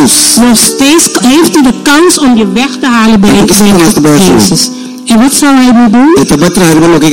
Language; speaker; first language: Dutch; non-native, fluent; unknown